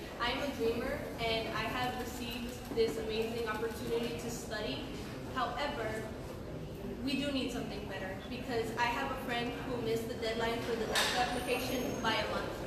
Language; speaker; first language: English; early bilingual, other home language; Spanish